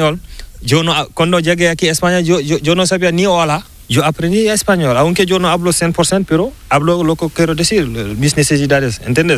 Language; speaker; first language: Spanish; non-native, learner; Fula